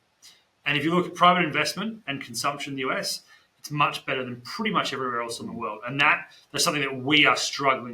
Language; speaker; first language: English; native; English